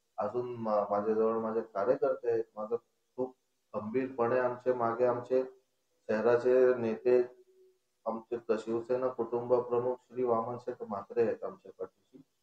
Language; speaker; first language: Marathi; non-native, local second language; Konkani